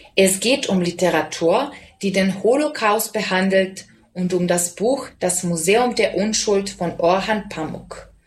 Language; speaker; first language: German; non-native, fluent; Serbian